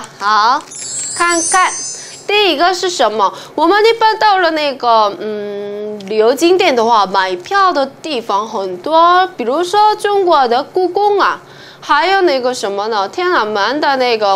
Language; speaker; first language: Chinese; non-native, fluent; Korean